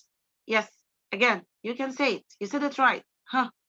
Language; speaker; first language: English; non-native, fluent; Arabic